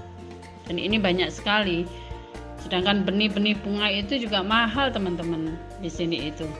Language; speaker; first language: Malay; non-native, local second language; Javanese